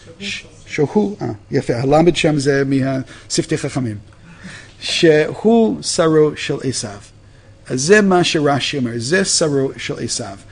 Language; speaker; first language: Hebrew; non-native, fluent; English